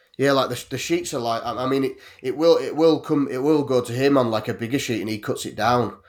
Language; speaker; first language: English; native; English